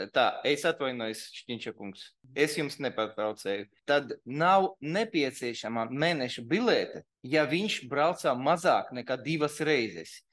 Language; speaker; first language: Latvian; non-native, local second language; Russian